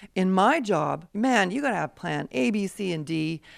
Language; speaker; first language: English; native; English